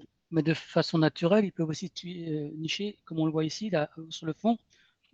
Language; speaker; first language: French; native; French